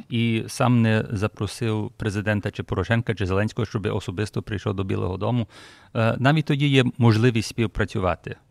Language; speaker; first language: Ukrainian; early bilingual, heritage; Ukrainian